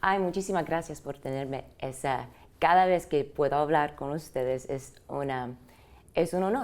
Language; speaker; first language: Spanish; early bilingual, heritage; English